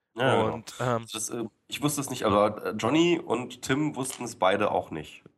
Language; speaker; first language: German; native; German